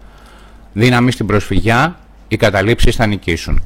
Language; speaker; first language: Greek; native; Greek